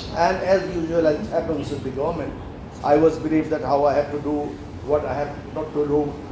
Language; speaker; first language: English; non-native, local second language; Urdu